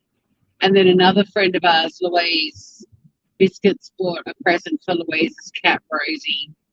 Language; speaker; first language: English; native; English